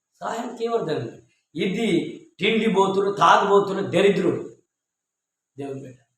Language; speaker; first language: Telugu; non-native, local second language; Koya